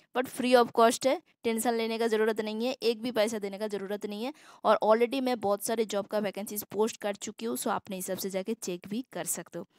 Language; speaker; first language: Hindi; non-native, local second language; Assamese